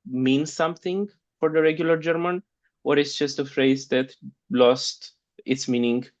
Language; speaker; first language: English; non-native, fluent; Romanian